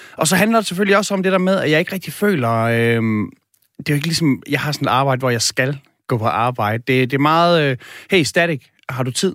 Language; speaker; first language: Danish; native; Danish